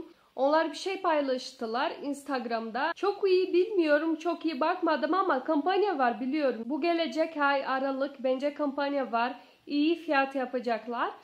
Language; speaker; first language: Turkish; non-native, learner; Portuguese